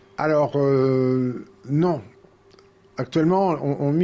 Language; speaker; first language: French; native; French